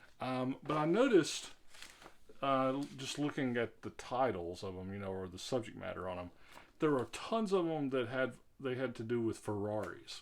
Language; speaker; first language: English; native; English